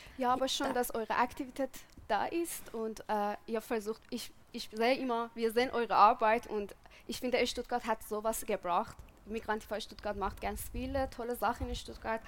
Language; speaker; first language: German; non-native, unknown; Persian